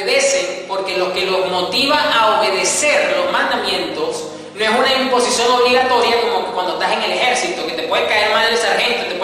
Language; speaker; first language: Spanish; native; Spanish